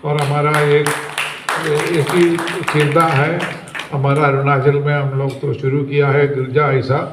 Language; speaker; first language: Hindi; non-native, local second language; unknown